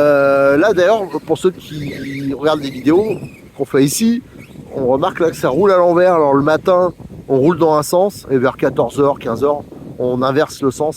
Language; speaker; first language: French; native; French